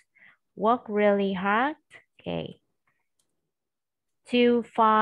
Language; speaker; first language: English; non-native, fluent; Vietnamese